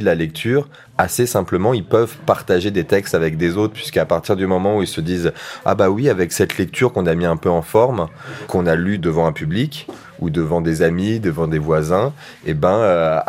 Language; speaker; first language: French; native; French